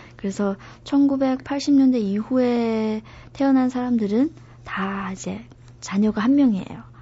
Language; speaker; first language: Korean; non-native, fluent; Chinese